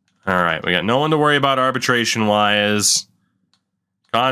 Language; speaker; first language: English; native; English